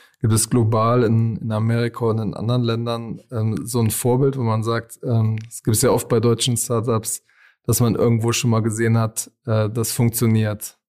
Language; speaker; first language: German; native; German